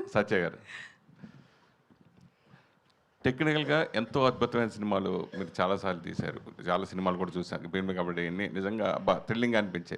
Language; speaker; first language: Telugu; native; Telugu